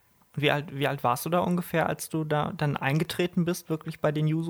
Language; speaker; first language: German; native; German